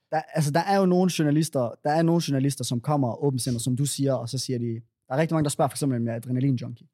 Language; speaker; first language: Danish; native; Danish